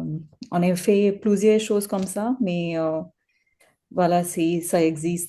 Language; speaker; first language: French; non-native, learner; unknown